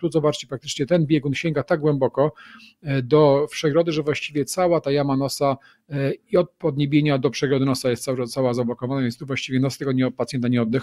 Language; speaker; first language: Polish; native; Polish